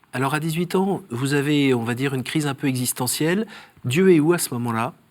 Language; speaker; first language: French; native; French